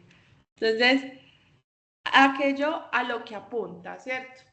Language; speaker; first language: Spanish; native; Spanish